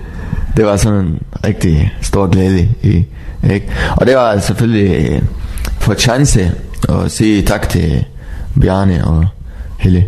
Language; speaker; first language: Danish; non-native, learner; Arabic